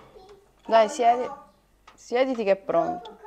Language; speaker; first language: Italian; native; Italian